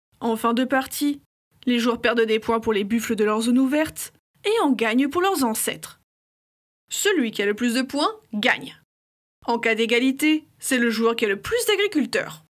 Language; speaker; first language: French; native; French